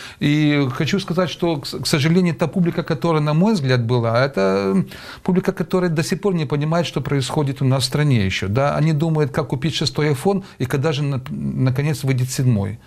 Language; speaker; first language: Russian; native; Russian